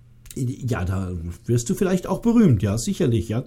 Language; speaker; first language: German; native; German